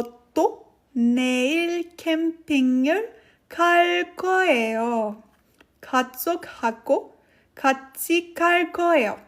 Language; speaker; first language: Korean; non-native, learner; French